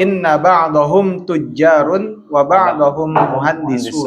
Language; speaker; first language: Arabic; non-native, learner; Indonesian